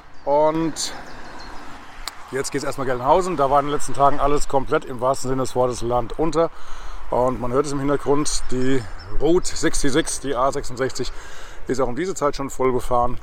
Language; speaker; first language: German; native; German